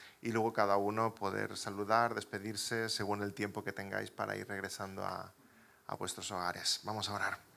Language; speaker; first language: Spanish; native; Spanish